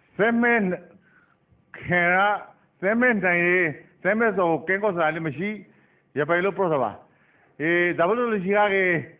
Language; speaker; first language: Burmese; native; Burmese